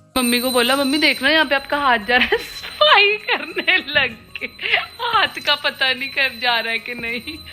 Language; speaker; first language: Hindi; native; Hindi